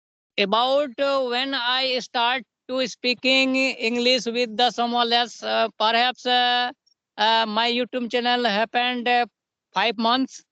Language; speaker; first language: English; non-native, learner; Hindi